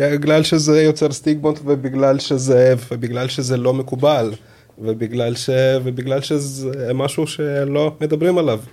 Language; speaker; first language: Hebrew; early bilingual, other home language; Russian